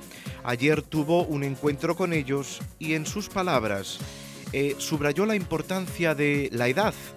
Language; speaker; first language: Spanish; native; Spanish